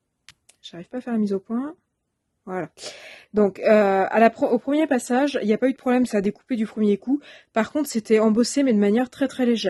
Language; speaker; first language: French; native; French